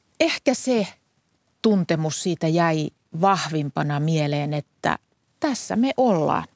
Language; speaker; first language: Finnish; native; Finnish